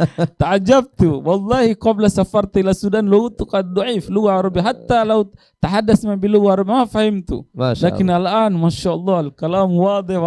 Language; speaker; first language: Arabic; non-native, learner; Tetum